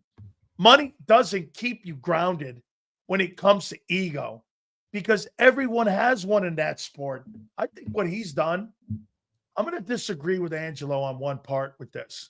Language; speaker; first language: English; native; English